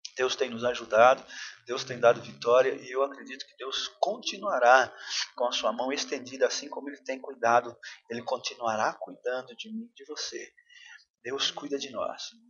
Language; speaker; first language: Portuguese; native; Portuguese